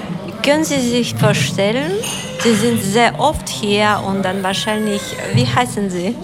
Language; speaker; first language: German; non-native, learner; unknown